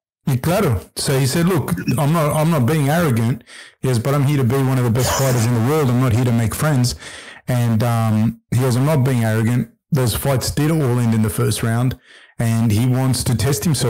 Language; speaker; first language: English; early bilingual, other home language; Spanish